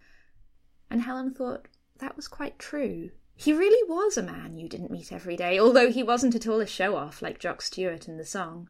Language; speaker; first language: English; native; English